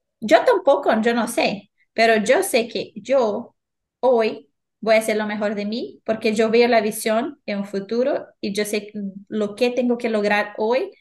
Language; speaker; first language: Spanish; non-native, fluent; Portuguese